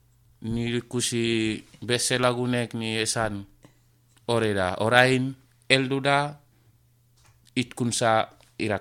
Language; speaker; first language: Basque; non-native, learner; Wolof